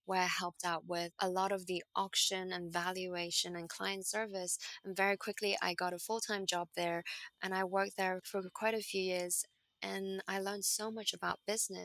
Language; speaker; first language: English; non-native, local second language; Cantonese